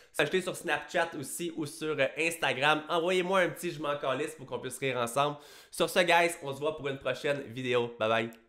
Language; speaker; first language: French; native; French